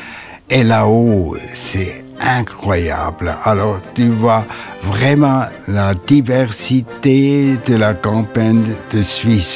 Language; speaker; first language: French; non-native, local second language; German